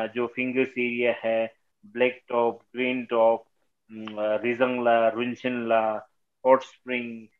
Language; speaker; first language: Hindi; native; Hindi